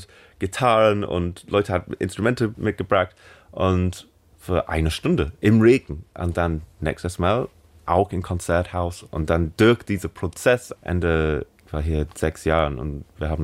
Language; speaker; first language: German; non-native, learner; English